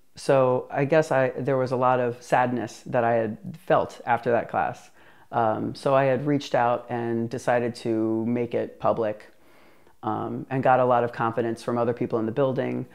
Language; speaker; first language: English; native; English